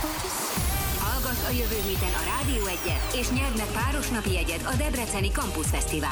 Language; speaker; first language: Hungarian; non-native, fluent; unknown